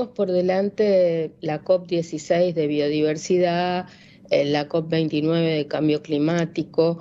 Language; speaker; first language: Spanish; native; Spanish